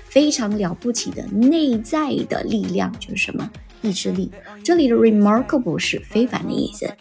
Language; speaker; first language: Chinese; native; Chinese